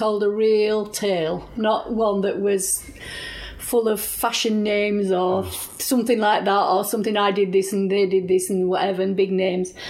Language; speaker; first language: English; native; English